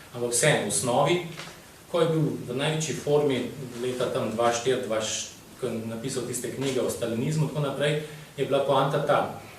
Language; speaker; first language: Slovenian; native; Slovenian